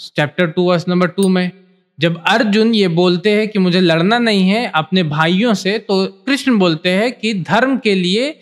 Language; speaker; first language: Hindi; native; Hindi